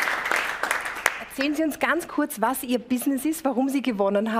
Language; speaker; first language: German; native; German